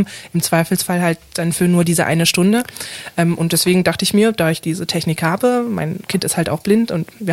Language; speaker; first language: German; native; German